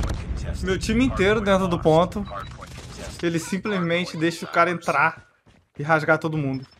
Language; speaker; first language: Portuguese; native; Portuguese